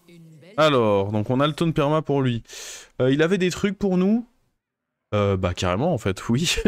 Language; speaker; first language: French; native; French